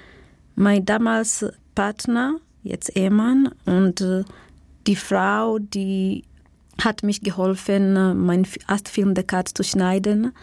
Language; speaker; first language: German; non-native, learner; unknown